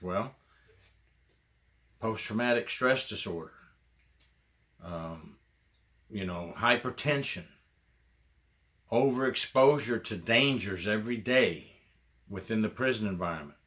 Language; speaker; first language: English; native; English